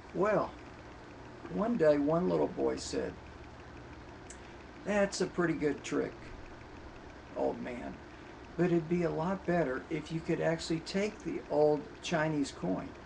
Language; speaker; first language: English; native; English